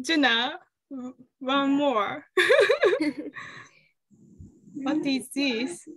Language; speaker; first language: English; non-native, learner; Japanese